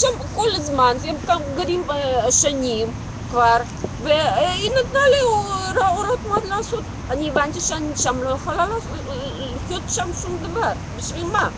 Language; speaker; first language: Hebrew; non-native, local second language; Russian